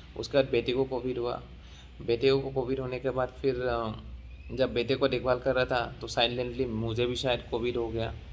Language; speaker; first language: Hindi; non-native, local second language; Assamese